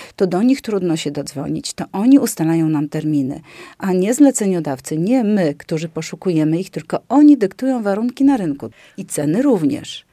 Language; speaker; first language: Polish; native; Polish